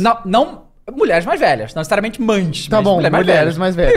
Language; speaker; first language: Portuguese; native; Portuguese